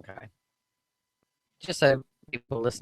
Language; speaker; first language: English; native; English